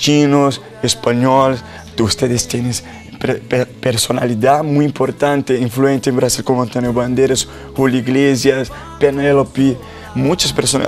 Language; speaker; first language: Spanish; non-native, learner; Portuguese